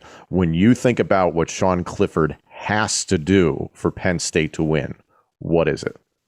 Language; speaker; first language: English; native; English